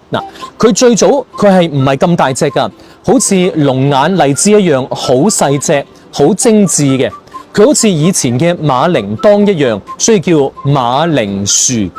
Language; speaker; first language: Cantonese; native; Cantonese